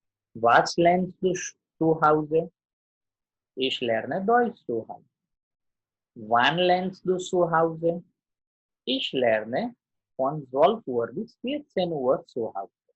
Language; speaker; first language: German; non-native, learner; Gujarati